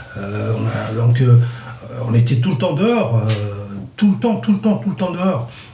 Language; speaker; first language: French; non-native, local second language; Kabyle